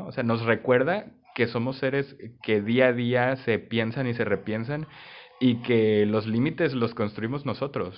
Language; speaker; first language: Spanish; native; Spanish